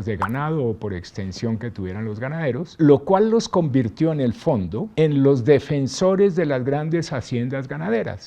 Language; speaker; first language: Spanish; native; Spanish